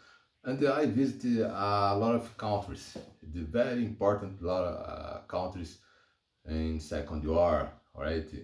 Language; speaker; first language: English; non-native, learner; Portuguese